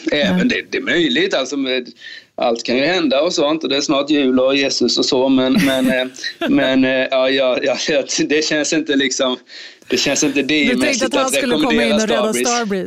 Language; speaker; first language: Swedish; native; Swedish